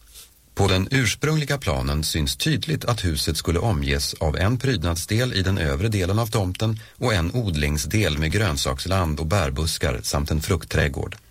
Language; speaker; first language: Swedish; native; Swedish